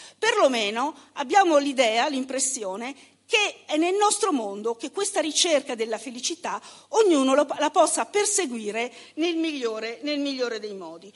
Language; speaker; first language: Italian; native; Italian